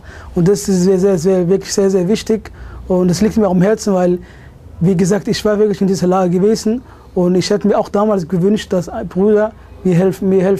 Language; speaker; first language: German; early bilingual, other home language; Somali